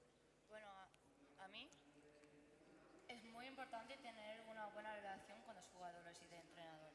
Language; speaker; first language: Spanish; non-native, learner; English